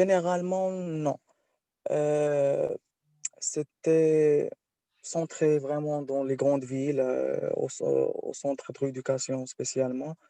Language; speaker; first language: French; non-native, local second language; Arabic